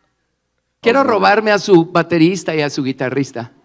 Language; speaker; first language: Spanish; native; Spanish